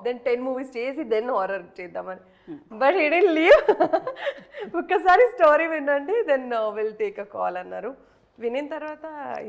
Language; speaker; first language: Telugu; early bilingual, heritage; Telugu